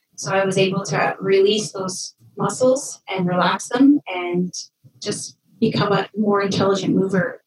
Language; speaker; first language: English; native; English